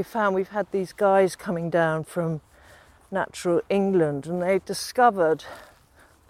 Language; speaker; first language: English; native; English